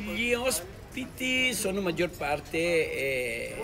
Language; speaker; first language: Italian; non-native, fluent; Filipino